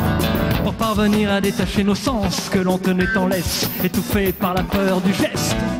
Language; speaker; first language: French; native; French